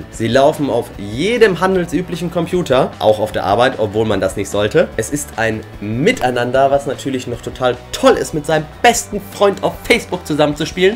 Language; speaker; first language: German; native; German